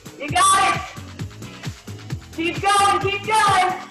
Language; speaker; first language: English; native; English